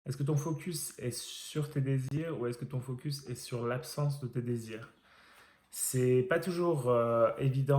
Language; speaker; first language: French; native; French